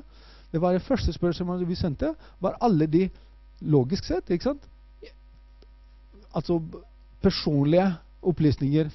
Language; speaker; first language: Norwegian; non-native, fluent; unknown